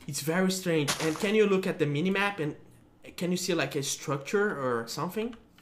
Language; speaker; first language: English; non-native, fluent; Portuguese